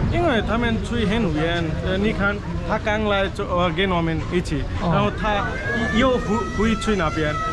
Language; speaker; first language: Chinese; non-native, learner; Bangla